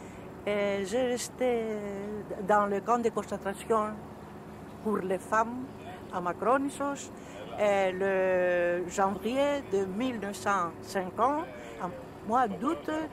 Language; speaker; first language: French; non-native, fluent; Greek